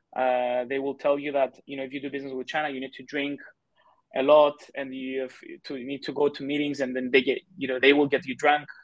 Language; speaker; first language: English; non-native, fluent; Greek